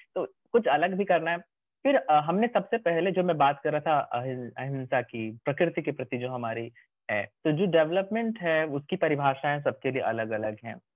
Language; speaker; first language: Hindi; native; Hindi